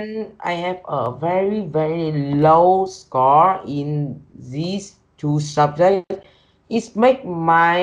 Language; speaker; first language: English; non-native, learner; Vietnamese